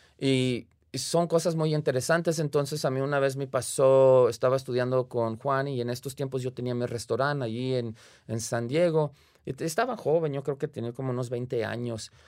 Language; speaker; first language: Spanish; early bilingual, heritage; Spanish